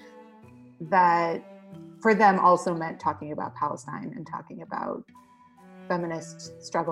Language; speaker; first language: English; native; English